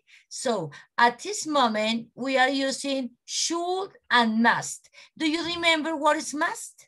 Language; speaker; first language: English; non-native, learner; Spanish